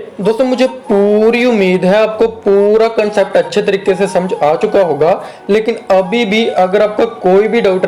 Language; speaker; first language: Hindi; native; Hindi